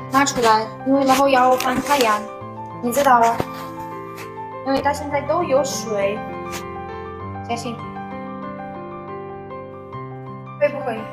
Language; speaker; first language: Chinese; non-native, learner; Ukrainian